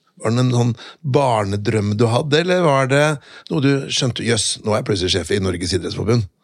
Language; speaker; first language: Norwegian; native; Norwegian